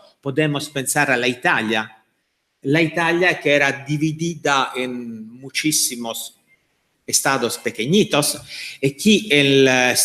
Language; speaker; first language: Spanish; non-native, fluent; Italian